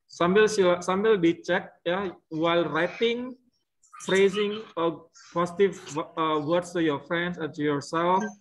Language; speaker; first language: English; non-native, fluent; Indonesian